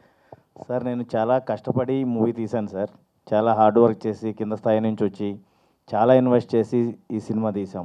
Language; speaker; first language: Telugu; native; Telugu